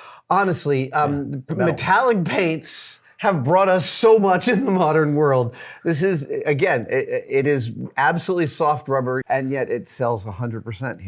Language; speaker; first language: English; native; English